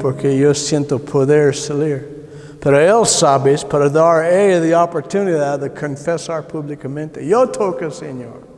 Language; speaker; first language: Spanish; non-native, learner; English